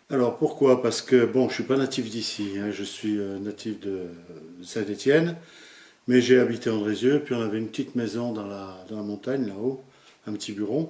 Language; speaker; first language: French; native; French